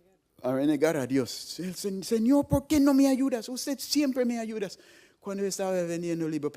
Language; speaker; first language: Spanish; non-native, fluent; English